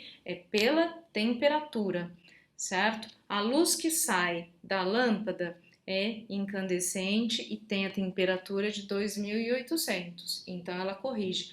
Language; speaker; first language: Portuguese; native; Portuguese